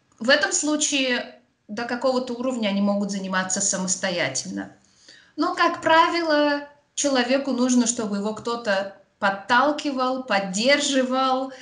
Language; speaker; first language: Russian; native; Russian